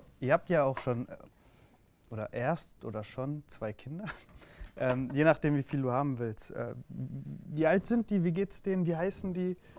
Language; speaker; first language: German; early bilingual, other home language; Turkish